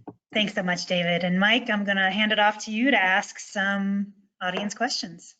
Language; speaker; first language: English; native; English